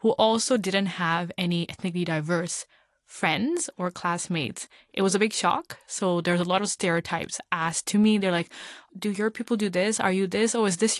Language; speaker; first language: English; non-native, local second language; Punjabi